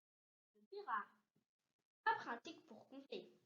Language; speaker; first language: French; early bilingual, heritage; French